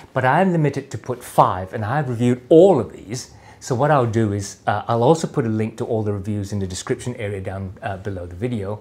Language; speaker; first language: English; native; English